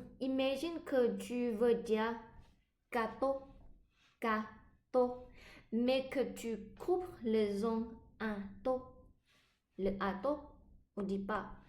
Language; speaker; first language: French; non-native, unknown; Thai